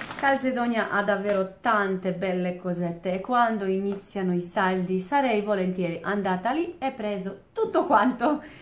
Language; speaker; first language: Italian; non-native, fluent; Polish